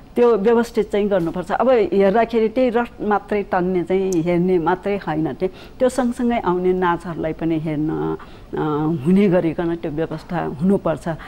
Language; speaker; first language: Nepali; non-native, local second language; Newari